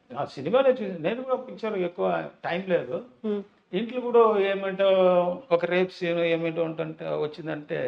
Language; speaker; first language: Telugu; non-native, learner; Tamil